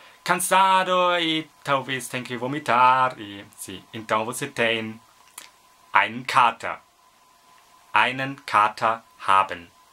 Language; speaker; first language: Portuguese; non-native, learner; German